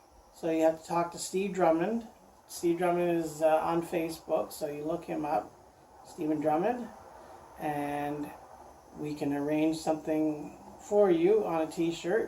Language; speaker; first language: English; native; English